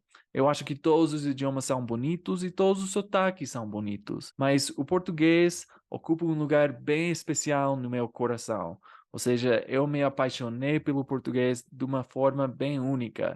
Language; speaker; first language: Portuguese; non-native, fluent; English